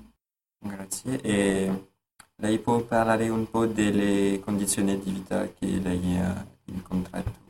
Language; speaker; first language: Italian; non-native, learner; French